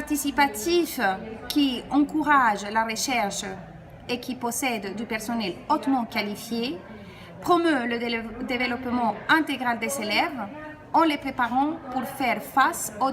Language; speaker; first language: French; non-native, fluent; Spanish